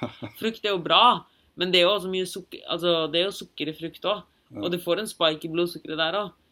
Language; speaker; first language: Norwegian; non-native, fluent; German